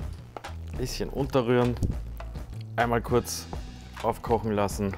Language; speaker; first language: German; native; German